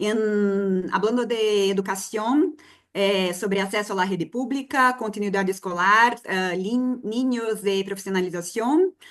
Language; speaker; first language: Spanish; non-native, fluent; Portuguese